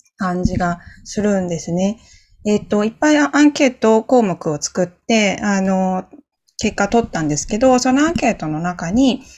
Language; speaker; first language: Japanese; native; Japanese